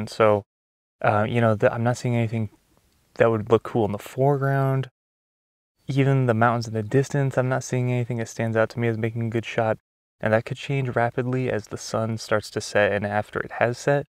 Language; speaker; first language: English; native; English